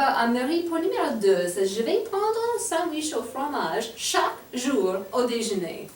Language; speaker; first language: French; non-native, fluent; English